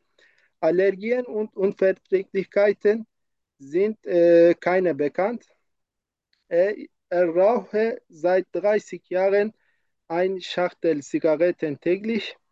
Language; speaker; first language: German; non-native, learner; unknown